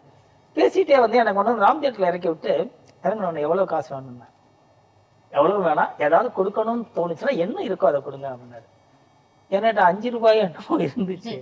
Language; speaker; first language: Tamil; native; Tamil